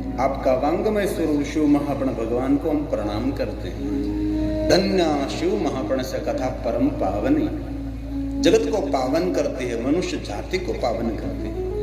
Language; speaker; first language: Hindi; non-native, local second language; Gujarati